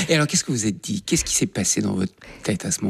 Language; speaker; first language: French; native; French